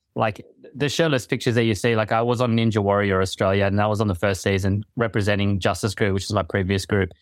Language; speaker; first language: English; early bilingual, other home language; Filipino